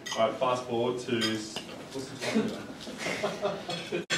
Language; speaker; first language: English; native; English